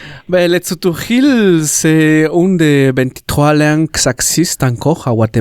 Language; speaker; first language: French; non-native, learner; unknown